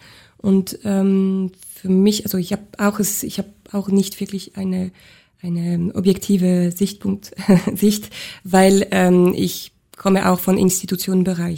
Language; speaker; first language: German; non-native, local second language; French